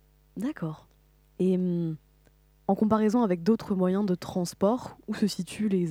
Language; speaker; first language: French; native; French